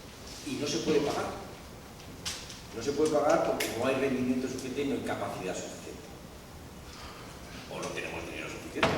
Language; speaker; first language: Spanish; native; Spanish